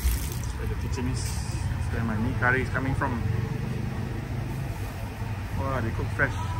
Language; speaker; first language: English; non-native, local second language; Malay